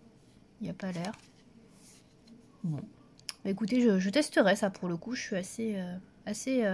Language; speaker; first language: French; native; French